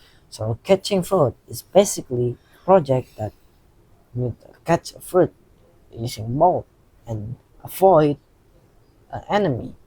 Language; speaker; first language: English; non-native, learner; Indonesian